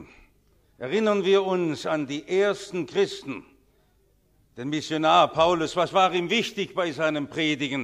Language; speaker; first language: German; native; German